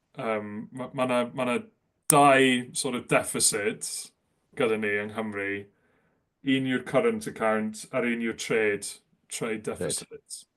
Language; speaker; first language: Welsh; non-native, local second language; English